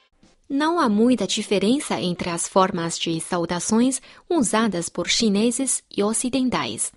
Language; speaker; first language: Portuguese; non-native, fluent; Chinese